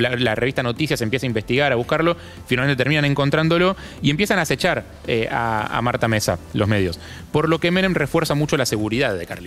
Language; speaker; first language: Spanish; native; Spanish